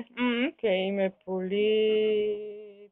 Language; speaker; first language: Greek; non-native, learner; German